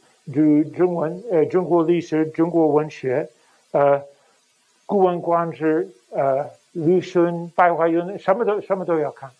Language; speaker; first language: Chinese; non-native, fluent; English